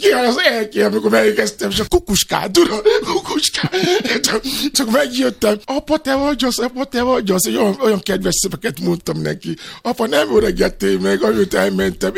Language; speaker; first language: Hungarian; non-native, learner; Albanian